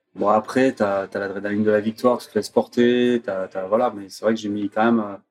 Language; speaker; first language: French; native; French